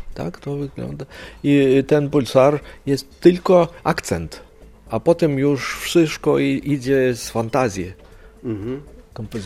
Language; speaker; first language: Polish; non-native, learner; Lithuanian